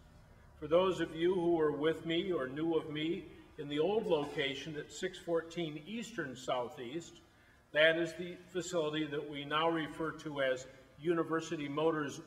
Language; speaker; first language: English; native; English